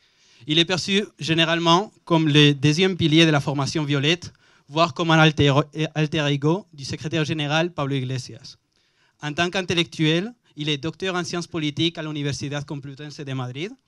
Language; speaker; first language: French; non-native, fluent; Spanish